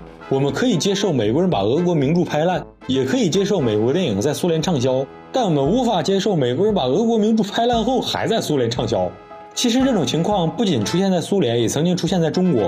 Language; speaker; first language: Chinese; native; Chinese